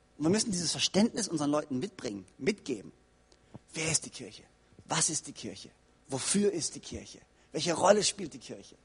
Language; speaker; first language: German; native; German